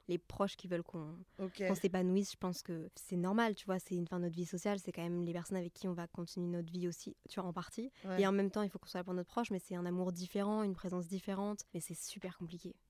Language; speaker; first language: French; native; French